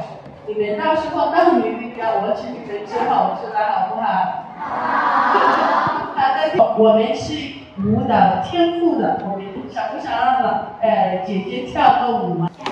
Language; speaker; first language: Chinese; non-native, fluent; Igbo